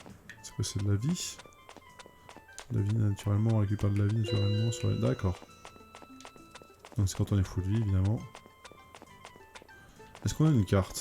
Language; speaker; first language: French; native; French